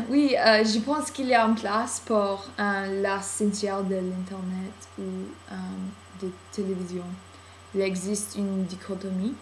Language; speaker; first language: French; non-native, learner; English